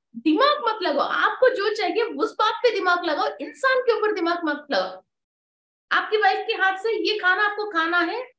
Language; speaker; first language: Hindi; non-native, local second language; Telugu